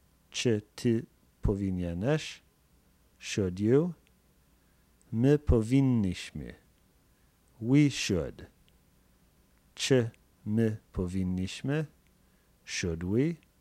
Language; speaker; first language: Polish; non-native, fluent; English